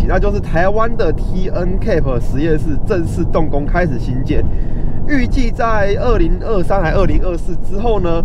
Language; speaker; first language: Chinese; native; Chinese